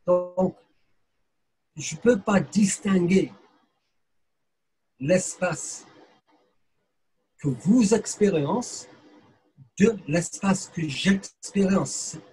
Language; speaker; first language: French; non-native, fluent; English